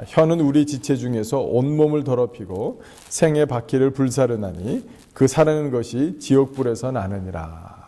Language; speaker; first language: Korean; native; Korean